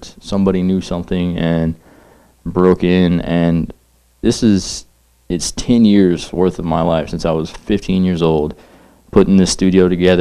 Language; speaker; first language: English; native; English